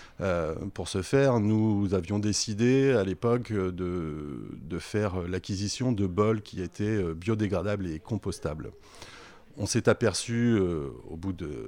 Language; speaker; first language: French; native; French